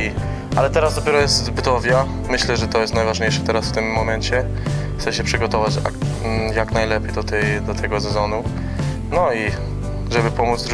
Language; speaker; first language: Polish; early bilingual, heritage; Polish